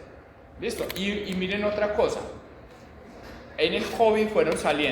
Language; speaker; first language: Spanish; native; Spanish